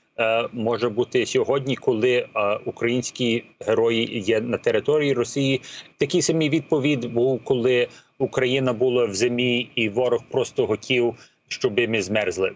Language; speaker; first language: Ukrainian; early bilingual, heritage; Ukrainian